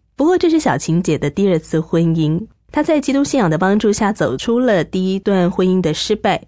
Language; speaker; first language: Chinese; native; Chinese